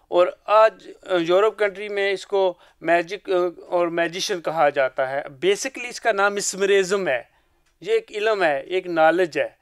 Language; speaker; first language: Urdu; non-native, local second language; Punjabi